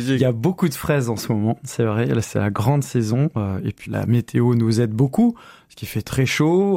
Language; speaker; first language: French; native; French